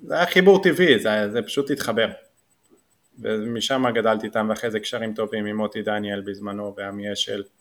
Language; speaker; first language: Hebrew; native; Hebrew